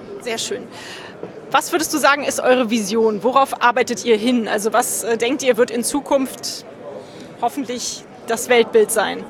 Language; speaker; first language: German; native; German